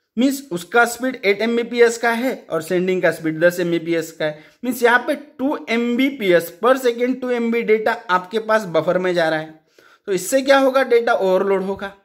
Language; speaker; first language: Hindi; non-native, local second language; Marathi